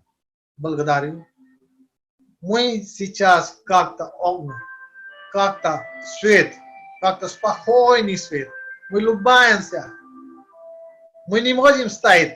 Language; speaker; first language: Russian; non-native, learner; Hindi